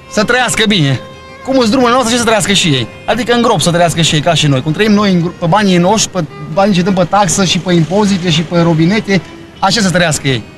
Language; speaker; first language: Romanian; native; Romanian